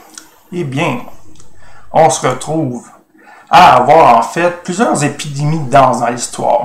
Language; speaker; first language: French; native; French